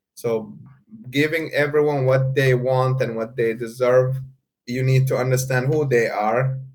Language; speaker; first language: English; non-native, fluent; Arabic